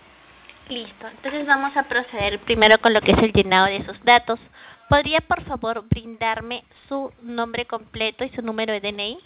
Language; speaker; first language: Spanish; native; Spanish